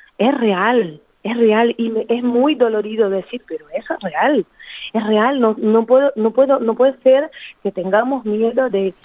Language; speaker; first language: Spanish; non-native, fluent; Portuguese